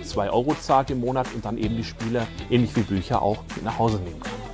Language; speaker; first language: German; native; German